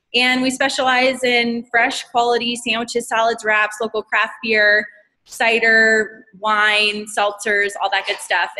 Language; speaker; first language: English; native; English